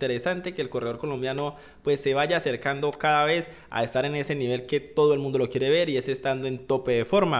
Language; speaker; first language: Spanish; native; Spanish